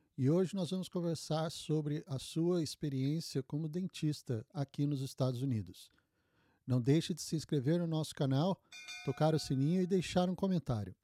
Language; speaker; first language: Portuguese; native; Portuguese